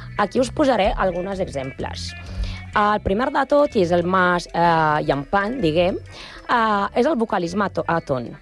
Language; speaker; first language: Catalan; non-native, learner; Spanish